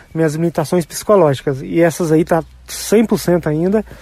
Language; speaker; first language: Portuguese; native; Portuguese